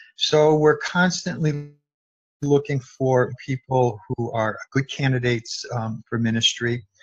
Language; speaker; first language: English; native; English